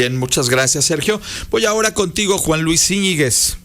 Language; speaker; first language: Spanish; native; Spanish